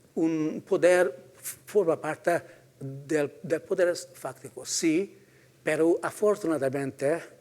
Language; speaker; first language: Spanish; non-native, fluent; Hungarian